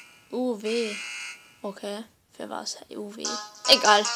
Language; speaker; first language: German; native; German